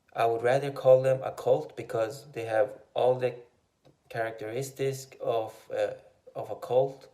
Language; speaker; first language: English; non-native, fluent; Persian